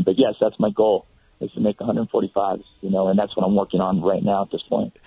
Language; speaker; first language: English; native; English